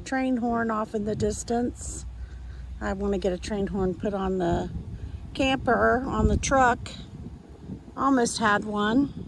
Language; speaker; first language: English; native; English